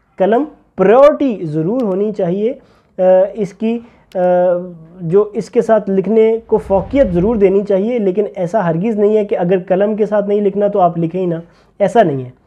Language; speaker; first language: Urdu; non-native, local second language; Punjabi